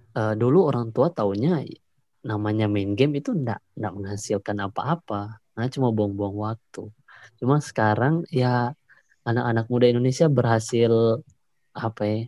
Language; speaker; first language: Indonesian; native; Indonesian